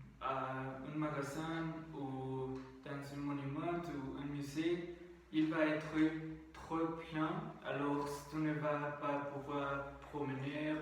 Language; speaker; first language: French; non-native, learner; Spanish